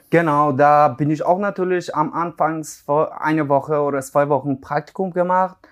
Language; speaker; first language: German; non-native, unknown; Persian